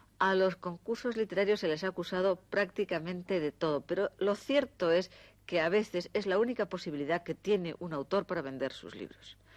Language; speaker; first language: Spanish; native; Spanish